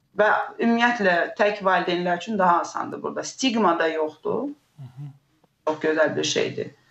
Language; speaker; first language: Azerbaijani; non-native, local second language; Russian